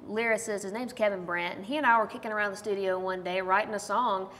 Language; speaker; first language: English; native; English